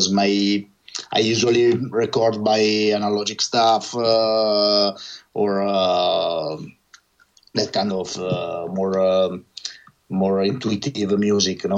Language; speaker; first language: English; non-native, learner; Italian